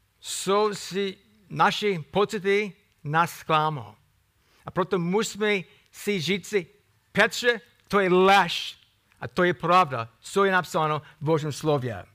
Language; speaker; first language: Czech; non-native, fluent; English